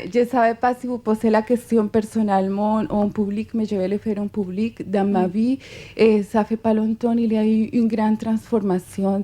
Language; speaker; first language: French; non-native, fluent; Spanish